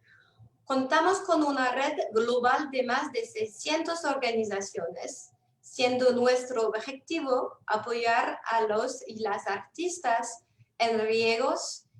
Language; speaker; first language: Spanish; non-native, fluent; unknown